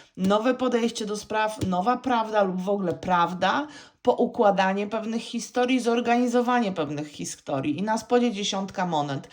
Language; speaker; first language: Polish; native; Polish